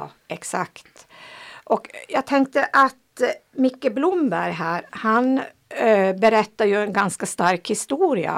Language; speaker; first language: Swedish; native; Swedish